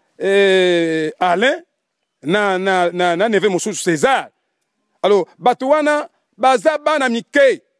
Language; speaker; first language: Lingala; non-native, local second language; Kongo